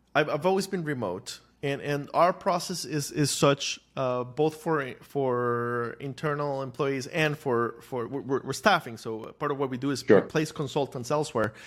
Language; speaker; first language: English; non-native, fluent; Spanish